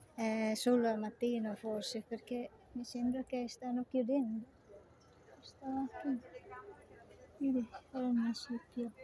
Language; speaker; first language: Italian; non-native, fluent; Cebuano